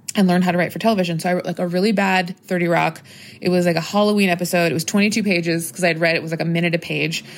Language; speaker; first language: English; native; English